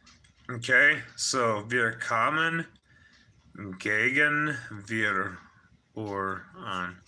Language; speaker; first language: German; non-native, fluent; English